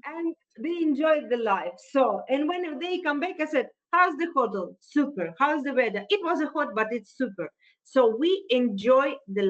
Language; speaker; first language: English; non-native, fluent; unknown